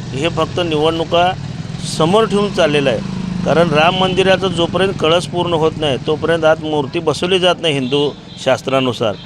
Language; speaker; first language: Marathi; native; Marathi